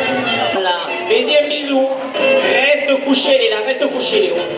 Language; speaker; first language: French; native; French